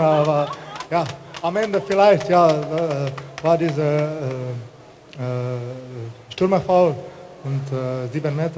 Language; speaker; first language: German; non-native, learner; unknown